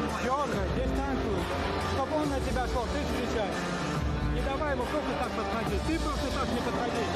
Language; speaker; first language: Russian; native; Russian